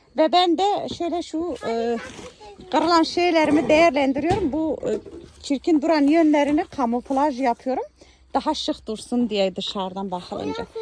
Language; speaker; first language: Turkish; early bilingual, heritage; Turkish